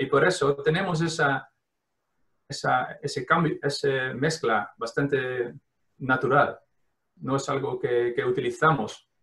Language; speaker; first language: Spanish; non-native, fluent; Dutch